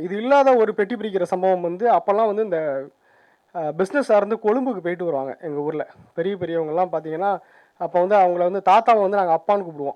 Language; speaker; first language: Tamil; native; Tamil